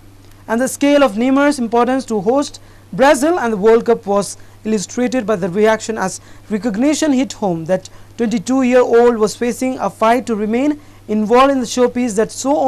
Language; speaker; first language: English; non-native, local second language; Urdu